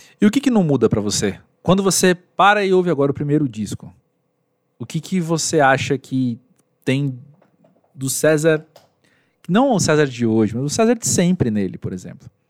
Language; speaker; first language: Portuguese; native; Portuguese